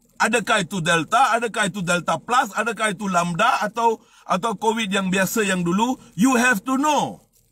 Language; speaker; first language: Malay; non-native, local second language; Tamil